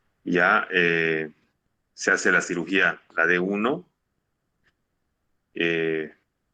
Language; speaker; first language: Spanish; native; Spanish